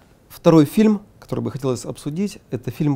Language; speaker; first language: Russian; native; Russian